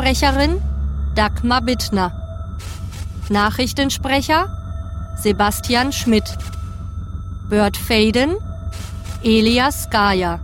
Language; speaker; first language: German; native; German